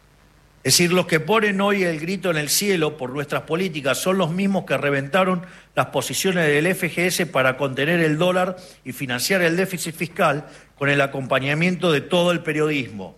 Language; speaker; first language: Spanish; native; Spanish